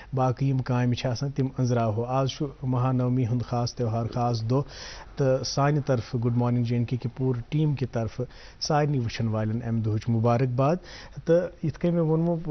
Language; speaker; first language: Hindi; non-native, local second language; Kashmiri